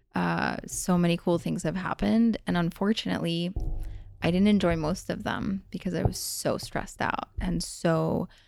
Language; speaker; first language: English; early bilingual, other home language; Hungarian